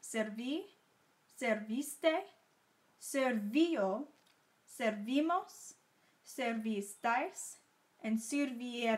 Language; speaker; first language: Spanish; non-native, learner; English